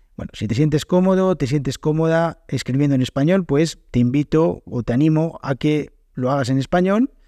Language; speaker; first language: Spanish; native; Spanish